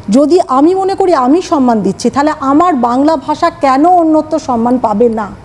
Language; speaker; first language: Bangla; native; Bangla